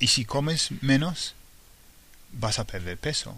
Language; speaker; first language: Spanish; non-native, fluent; English